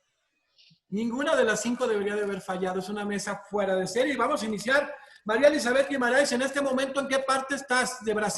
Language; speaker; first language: Spanish; native; Spanish